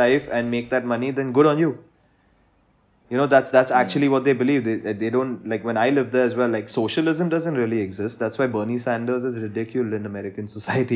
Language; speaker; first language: English; non-native, local second language; Hindi